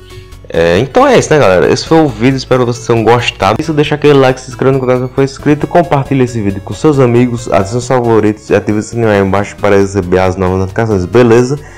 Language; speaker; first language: Portuguese; native; Portuguese